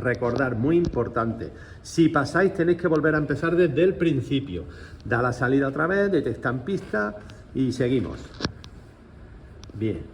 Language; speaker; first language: Spanish; native; Spanish